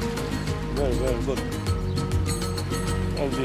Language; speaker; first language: English; non-native, local second language; Maltese